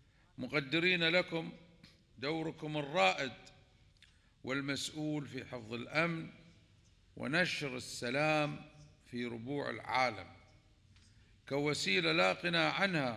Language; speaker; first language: Arabic; native; Arabic